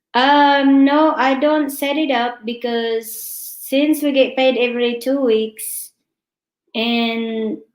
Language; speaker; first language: English; non-native, local second language; Filipino